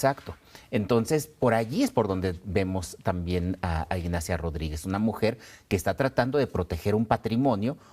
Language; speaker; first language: Spanish; native; Spanish